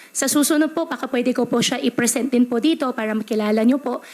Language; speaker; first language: Filipino; native; Filipino